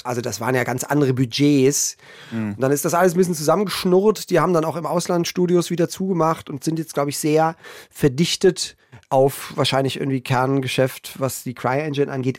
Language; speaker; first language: German; native; German